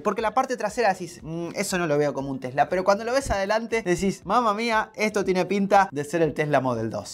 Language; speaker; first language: Spanish; native; Spanish